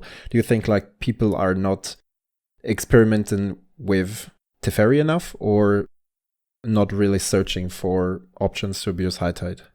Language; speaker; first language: English; non-native, fluent; German